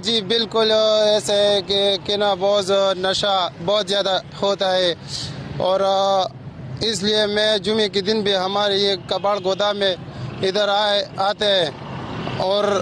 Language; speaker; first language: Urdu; non-native, local second language; Pashto